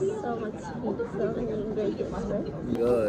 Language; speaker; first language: English; non-native, learner; Korean